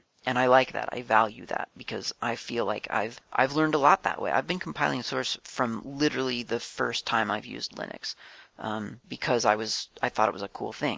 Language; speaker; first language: English; native; English